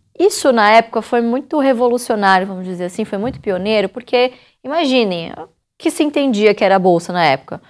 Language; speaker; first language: Portuguese; native; Portuguese